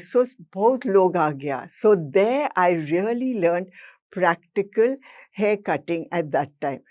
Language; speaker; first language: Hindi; non-native, local second language; English